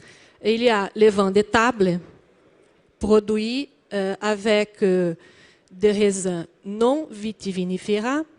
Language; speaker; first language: French; non-native, learner; Portuguese